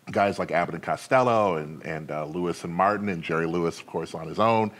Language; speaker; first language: English; native; English